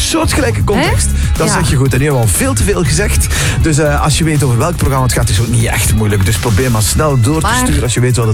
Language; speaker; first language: Dutch; native; Dutch